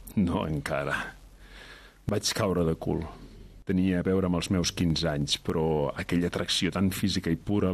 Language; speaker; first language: Catalan; early bilingual, other home language; Riffian